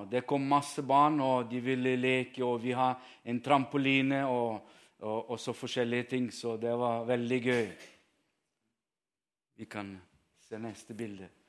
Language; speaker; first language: Norwegian; non-native, fluent; Ukrainian